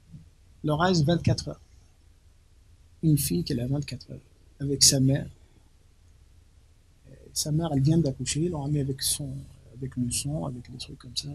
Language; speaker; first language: French; non-native, local second language; Arabic